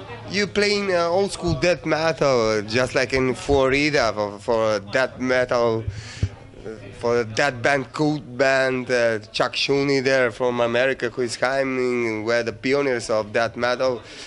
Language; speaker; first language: English; non-native, learner; Macedonian